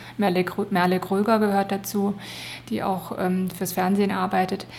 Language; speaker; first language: German; native; German